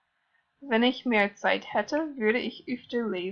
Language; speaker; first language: German; non-native, fluent; English